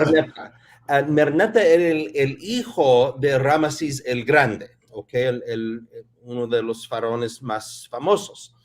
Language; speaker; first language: Spanish; non-native, fluent; English